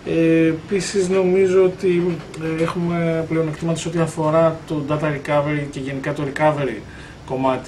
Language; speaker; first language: Greek; native; Greek